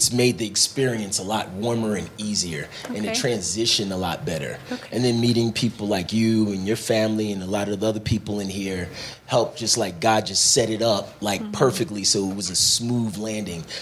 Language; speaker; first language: English; native; English